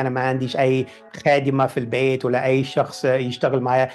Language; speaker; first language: Arabic; non-native, fluent; English